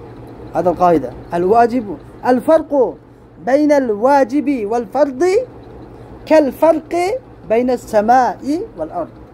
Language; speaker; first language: Arabic; non-native, fluent; Uyghur